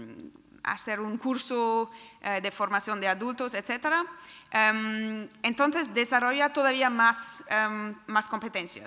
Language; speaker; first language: Spanish; non-native, fluent; German